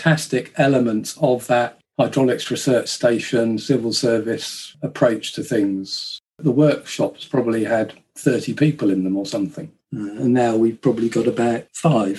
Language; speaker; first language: English; native; English